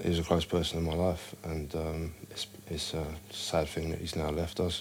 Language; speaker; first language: English; native; English